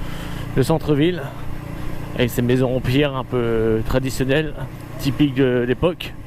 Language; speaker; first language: French; native; French